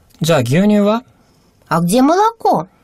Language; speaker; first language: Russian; non-native, fluent; Japanese